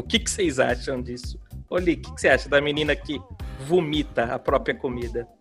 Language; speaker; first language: Portuguese; native; Portuguese